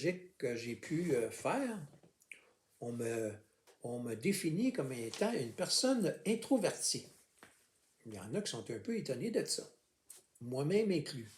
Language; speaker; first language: French; native; French